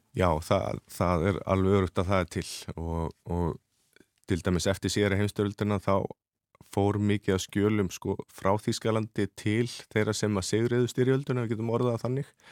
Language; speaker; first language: Icelandic; native; Icelandic